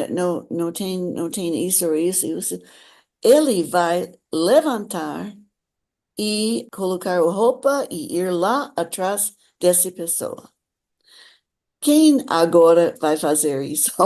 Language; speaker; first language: Portuguese; non-native, fluent; English